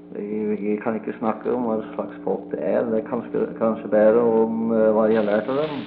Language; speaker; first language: Norwegian; early bilingual, heritage; Norwegian